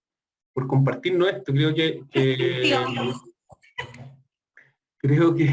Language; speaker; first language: Spanish; native; Spanish